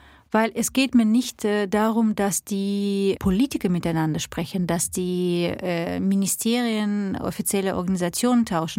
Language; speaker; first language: German; non-native, fluent; Russian